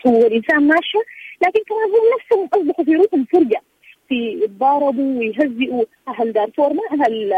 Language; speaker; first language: Arabic; native; Arabic